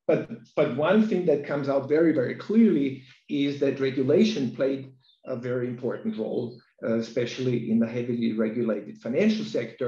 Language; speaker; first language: English; non-native, fluent; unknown